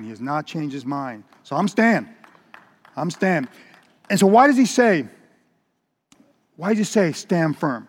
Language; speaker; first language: English; native; English